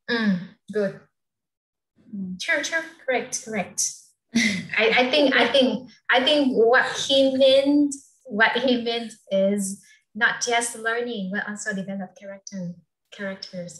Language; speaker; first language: English; non-native, fluent; Vietnamese